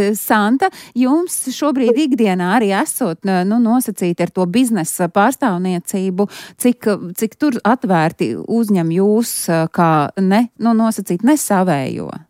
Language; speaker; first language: Latvian; native; Latvian